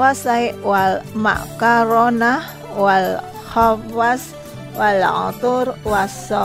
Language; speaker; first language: Arabic; non-native, learner; Indonesian